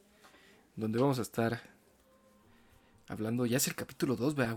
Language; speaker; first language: Spanish; native; Spanish